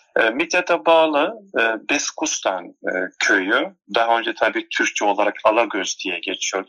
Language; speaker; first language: Turkish; non-native, local second language; Turoyo